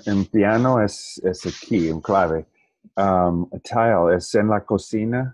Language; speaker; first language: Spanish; non-native, learner; English